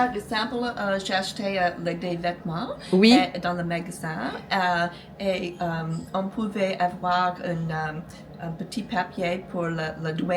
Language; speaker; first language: French; non-native, learner; English